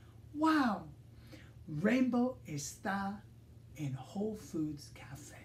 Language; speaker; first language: Spanish; non-native, fluent; English